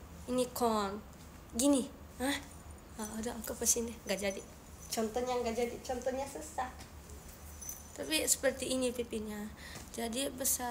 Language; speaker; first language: Indonesian; non-native, learner; Japanese